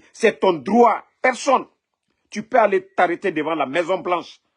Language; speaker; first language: French; non-native, local second language; Mandingo